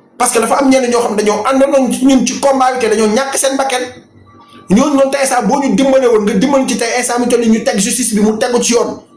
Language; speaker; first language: Wolof; non-native, local second language; Fula